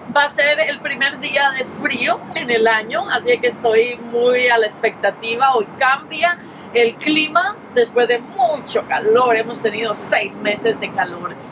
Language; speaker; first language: Spanish; native; Spanish